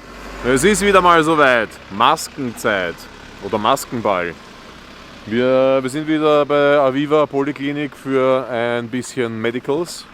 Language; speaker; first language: German; native; German